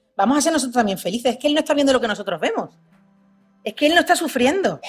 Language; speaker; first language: Spanish; native; Spanish